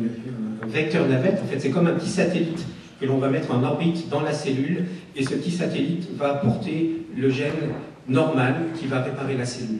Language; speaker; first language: French; native; French